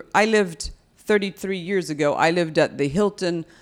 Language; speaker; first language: English; native; English